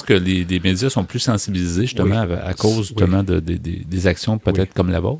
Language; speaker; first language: French; native; French